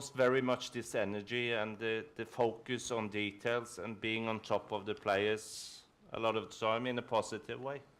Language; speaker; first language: English; non-native, fluent; Norwegian